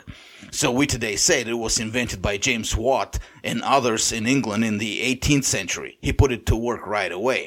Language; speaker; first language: English; non-native, fluent; Bulgarian